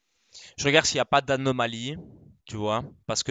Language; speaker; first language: French; native; French